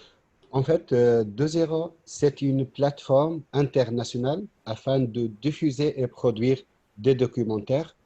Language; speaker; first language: French; non-native, fluent; Arabic